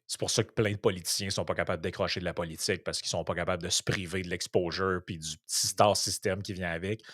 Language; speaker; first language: French; native; French